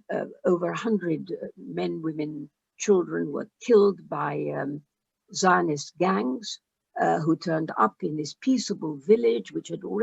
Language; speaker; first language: English; early bilingual, other home language; Arabic